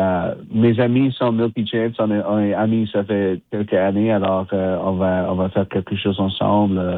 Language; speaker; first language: French; non-native, fluent; English